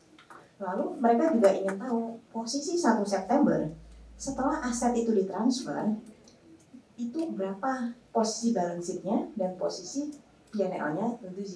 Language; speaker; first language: Indonesian; native; Indonesian